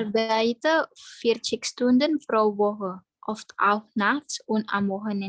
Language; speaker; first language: German; non-native, learner; Indonesian